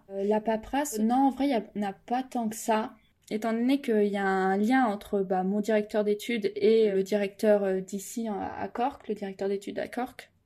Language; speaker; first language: French; native; French